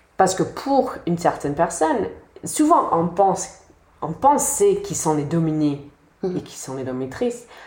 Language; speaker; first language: French; non-native, fluent; English